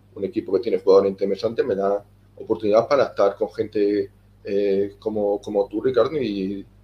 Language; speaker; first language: Spanish; native; Spanish